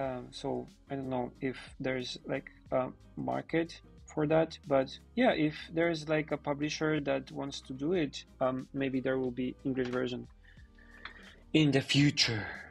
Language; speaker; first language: English; non-native, fluent; Polish